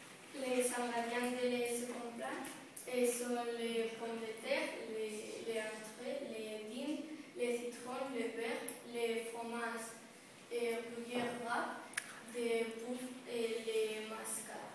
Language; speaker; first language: French; non-native, learner; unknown